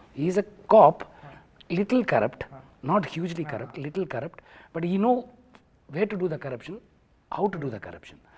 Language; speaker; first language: English; non-native, local second language; Tamil